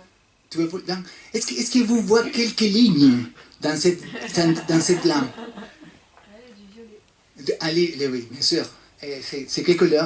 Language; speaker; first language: French; non-native, fluent; Spanish